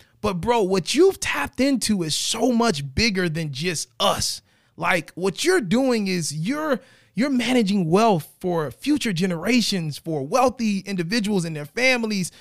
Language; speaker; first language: English; native; English